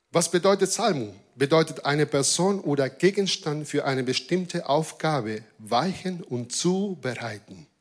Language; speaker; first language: German; non-native, fluent; Spanish